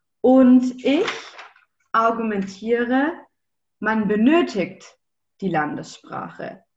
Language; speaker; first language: German; native; German